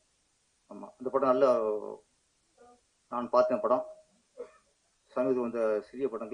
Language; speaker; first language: Tamil; native; Tamil